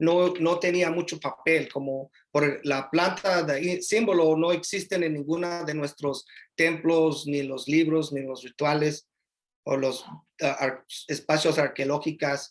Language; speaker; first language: Spanish; early bilingual, heritage; English